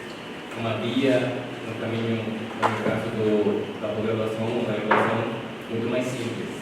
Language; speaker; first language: Portuguese; non-native, fluent; Spanish